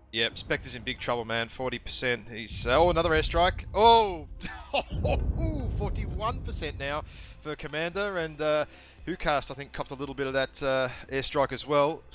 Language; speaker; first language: English; native; English